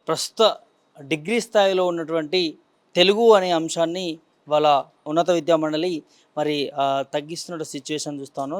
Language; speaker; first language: Telugu; native; Telugu